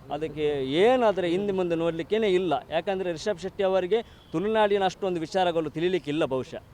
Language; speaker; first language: Kannada; non-native, local second language; Tulu